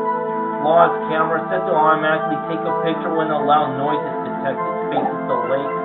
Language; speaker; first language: English; native; English